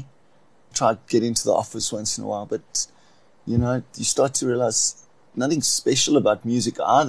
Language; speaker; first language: English; native; English